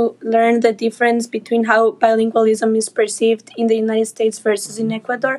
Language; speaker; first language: English; non-native, fluent; Spanish